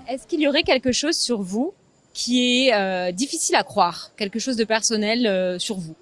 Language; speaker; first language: French; native; French